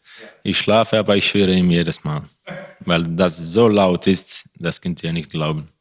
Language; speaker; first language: German; non-native, learner; Croatian